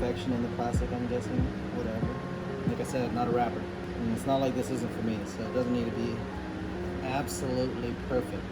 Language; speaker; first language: English; native; English